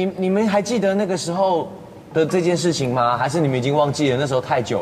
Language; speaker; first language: Chinese; native; Chinese